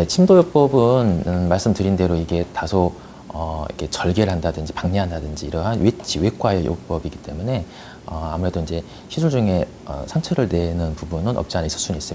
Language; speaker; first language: Korean; native; Korean